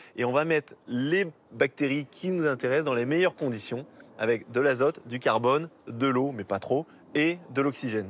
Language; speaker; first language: French; native; French